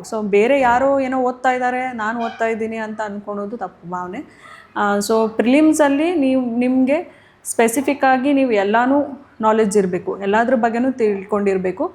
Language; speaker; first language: Kannada; non-native, local second language; Lambadi